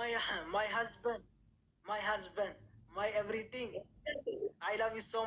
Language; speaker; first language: English; non-native, learner; Amharic